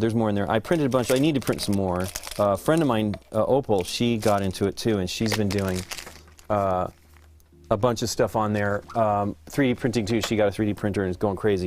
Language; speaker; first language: English; native; English